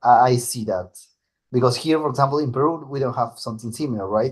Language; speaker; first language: English; non-native, learner; Spanish